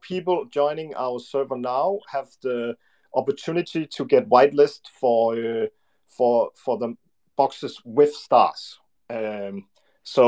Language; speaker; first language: English; non-native, fluent; Danish